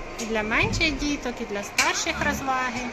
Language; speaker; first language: Ukrainian; native; Ukrainian